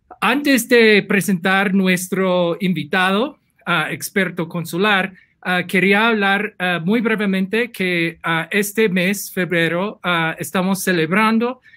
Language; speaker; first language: Spanish; non-native, fluent; English